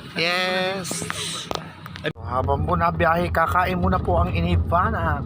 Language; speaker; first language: Filipino; native; Filipino